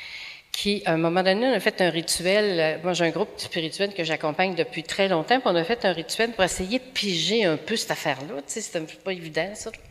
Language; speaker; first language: French; native; French